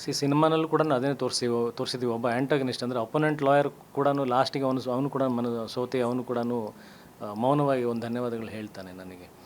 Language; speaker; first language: Kannada; native; Kannada